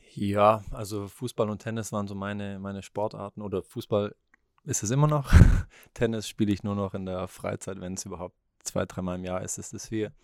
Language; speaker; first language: German; native; German